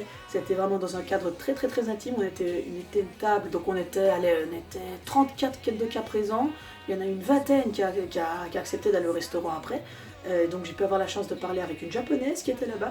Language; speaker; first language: French; native; French